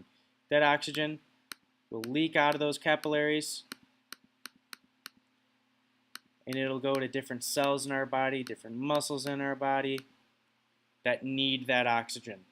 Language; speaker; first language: English; native; English